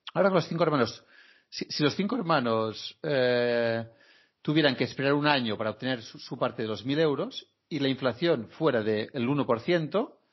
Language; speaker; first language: Spanish; non-native, local second language; Catalan